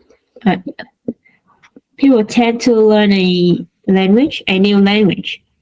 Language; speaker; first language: English; non-native, learner; Vietnamese